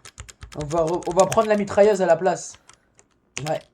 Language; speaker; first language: French; native; French